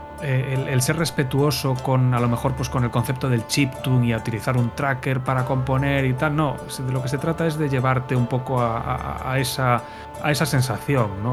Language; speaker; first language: Spanish; native; Spanish